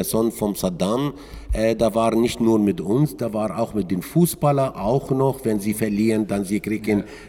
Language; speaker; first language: German; non-native, learner; Arabic